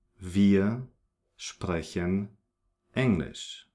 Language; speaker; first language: German; non-native, fluent; English